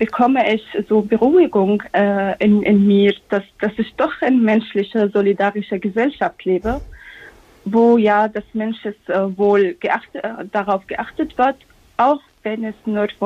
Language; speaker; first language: German; non-native, fluent; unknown